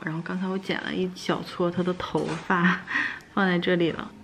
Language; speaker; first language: Chinese; native; Chinese